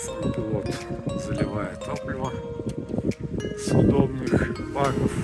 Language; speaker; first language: Russian; native; Russian